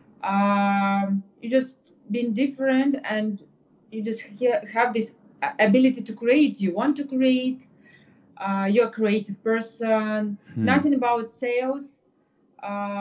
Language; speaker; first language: English; non-native, fluent; Ukrainian